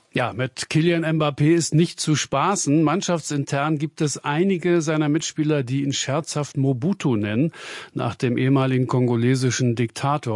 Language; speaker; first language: German; native; German